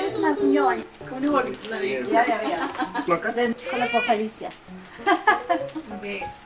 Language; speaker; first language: Swedish; non-native, learner; Japanese